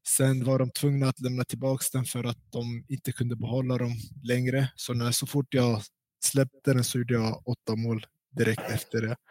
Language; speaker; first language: Swedish; early bilingual, other home language; Central Kurdish